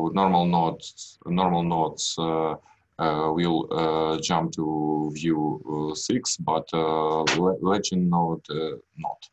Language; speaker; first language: English; non-native, learner; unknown